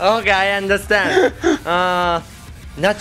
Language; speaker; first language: English; non-native, learner; Japanese